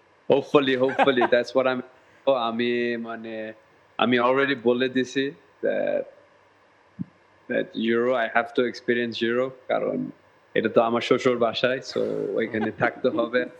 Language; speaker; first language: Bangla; early bilingual, heritage; Bangla